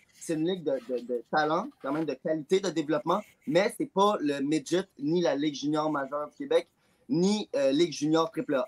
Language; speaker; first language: French; native; French